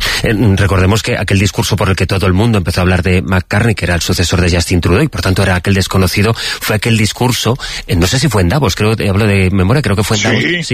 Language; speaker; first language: Spanish; native; Spanish